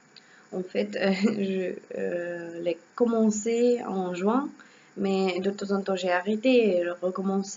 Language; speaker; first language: French; non-native, learner; Russian